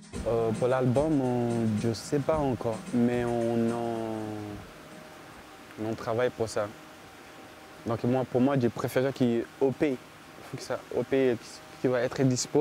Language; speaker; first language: French; non-native, learner; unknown